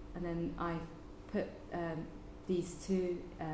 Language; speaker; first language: English; non-native, fluent; Japanese